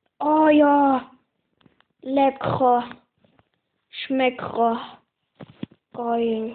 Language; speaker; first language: German; native; German